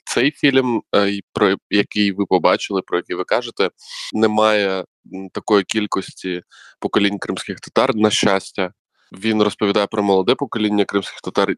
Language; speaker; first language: Ukrainian; non-native, local second language; Crimean Tatar